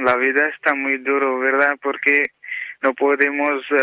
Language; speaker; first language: Spanish; non-native, learner; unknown